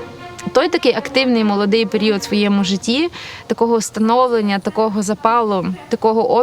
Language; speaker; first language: Ukrainian; native; Ukrainian